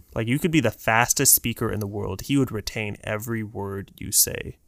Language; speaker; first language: English; early bilingual, other home language; Urdu